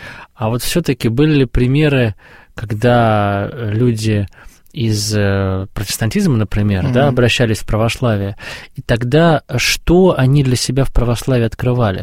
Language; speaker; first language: Russian; native; Russian